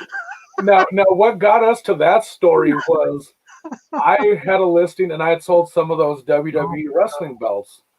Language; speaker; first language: English; native; English